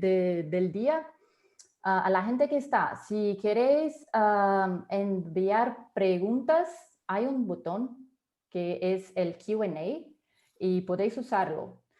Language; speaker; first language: Spanish; non-native, fluent; Portuguese